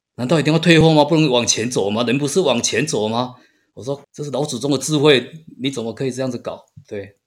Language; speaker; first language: Chinese; native; Chinese